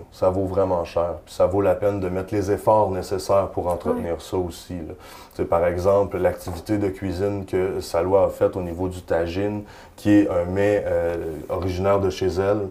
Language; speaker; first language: French; native; French